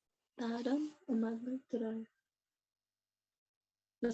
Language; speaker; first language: Korean; non-native, learner; Spanish